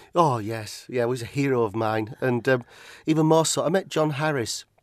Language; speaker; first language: English; native; English